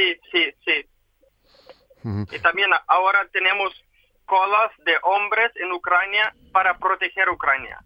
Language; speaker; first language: Spanish; non-native, learner; Ukrainian